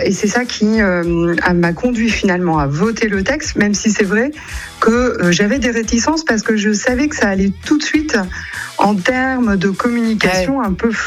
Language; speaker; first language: French; native; French